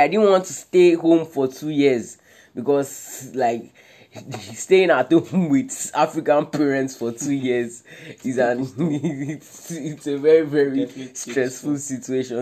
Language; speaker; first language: English; non-native, local second language; Yoruba